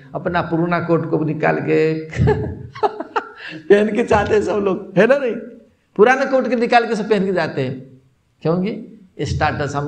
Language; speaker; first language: Hindi; non-native, local second language; Odia